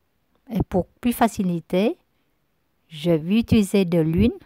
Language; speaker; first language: French; non-native, learner; Vietnamese